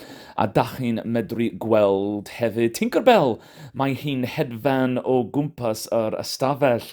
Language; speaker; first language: Welsh; non-native, fluent; English